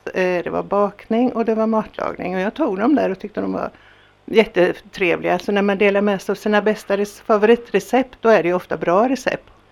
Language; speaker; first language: Swedish; native; Swedish